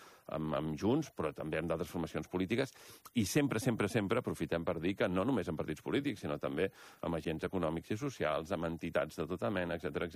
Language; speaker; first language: Catalan; native; Catalan